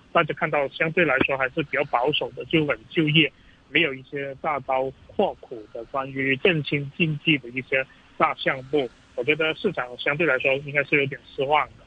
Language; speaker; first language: Chinese; native; Chinese